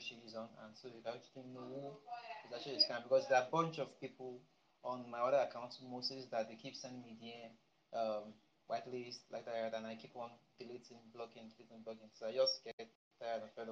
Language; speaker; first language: English; non-native, local second language; Yoruba